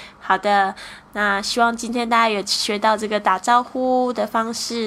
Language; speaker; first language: Chinese; native; Chinese